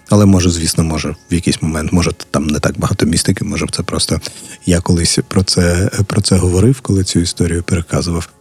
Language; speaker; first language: Ukrainian; non-native, local second language; Russian